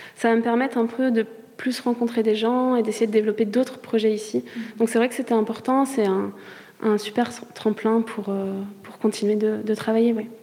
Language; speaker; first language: French; native; French